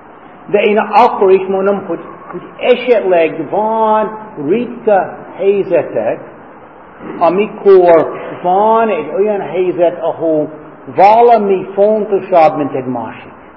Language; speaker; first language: Hungarian; non-native, fluent; English